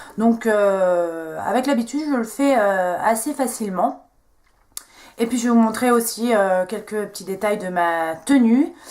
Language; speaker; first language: French; native; French